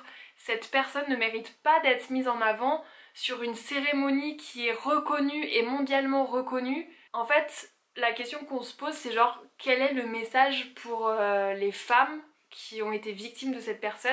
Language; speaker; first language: French; native; French